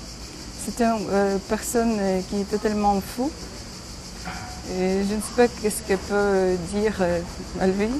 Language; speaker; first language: French; non-native, learner; Ukrainian